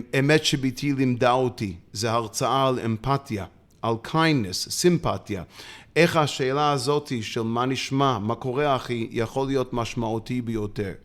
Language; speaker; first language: Hebrew; non-native, fluent; English